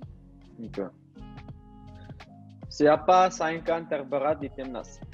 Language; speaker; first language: Indonesian; non-native, learner; Dutch